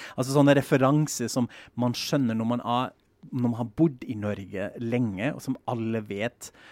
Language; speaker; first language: Norwegian; non-native, fluent; German